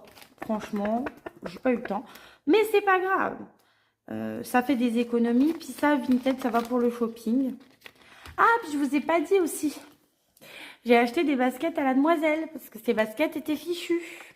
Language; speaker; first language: French; native; French